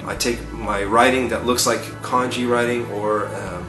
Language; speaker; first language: English; native; English